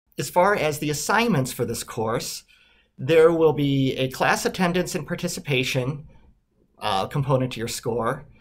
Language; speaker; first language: English; native; English